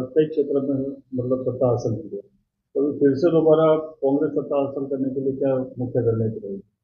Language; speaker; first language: Hindi; non-native, local second language; Gujarati